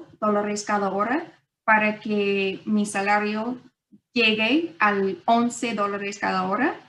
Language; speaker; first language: Spanish; non-native, fluent; English